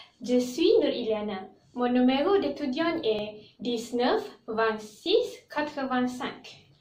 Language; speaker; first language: French; non-native, learner; Malay